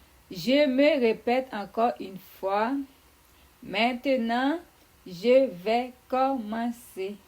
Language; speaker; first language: French; non-native, fluent; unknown